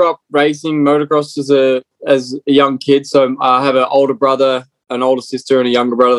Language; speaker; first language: English; native; English